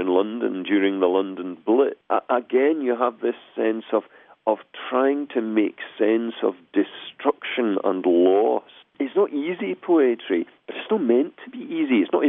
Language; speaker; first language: English; native; English